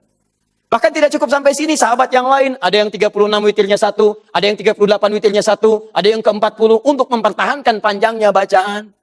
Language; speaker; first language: Indonesian; native; Indonesian